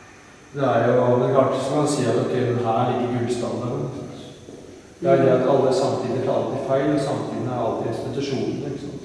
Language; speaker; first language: Norwegian; native; Norwegian